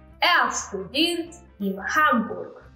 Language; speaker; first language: German; non-native, fluent; Polish